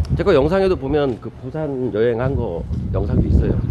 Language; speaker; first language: Korean; native; Korean